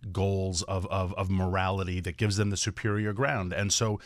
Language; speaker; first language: English; native; English